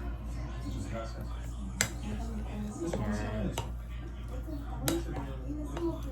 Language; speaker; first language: Spanish; non-native, learner; English